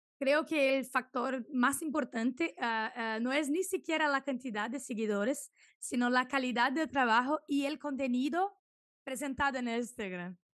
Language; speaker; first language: Spanish; non-native, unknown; Portuguese